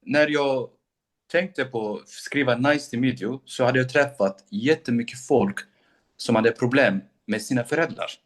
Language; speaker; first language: Swedish; non-native, local second language; Kurdish